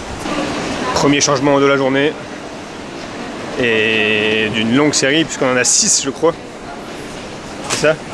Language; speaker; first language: French; native; French